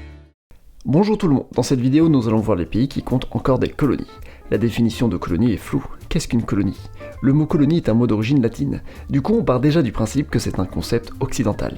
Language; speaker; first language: French; native; French